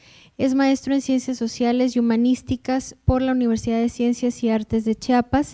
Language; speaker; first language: Spanish; native; Spanish